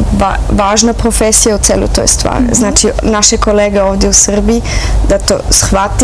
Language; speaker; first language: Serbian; early bilingual, heritage; Serbian